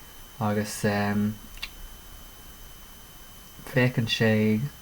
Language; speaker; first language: Irish; non-native, local second language; English